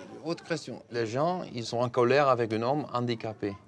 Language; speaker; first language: French; non-native, fluent; Dutch